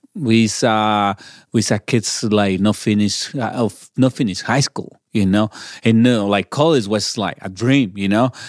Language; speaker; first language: English; non-native, learner; Spanish